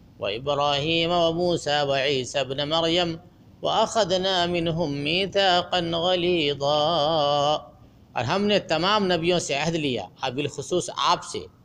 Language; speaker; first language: Urdu; native; Urdu